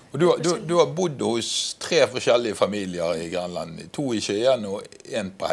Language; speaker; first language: Norwegian; native; Norwegian